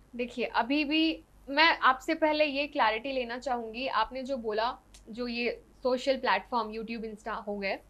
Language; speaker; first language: Hindi; non-native, local second language; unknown